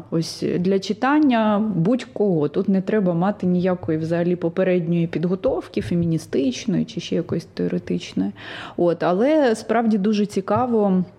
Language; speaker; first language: Ukrainian; non-native, local second language; Russian